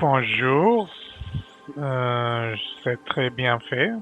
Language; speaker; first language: French; non-native, learner; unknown